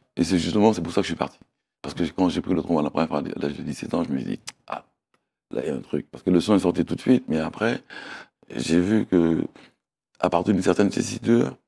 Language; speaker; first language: French; native; French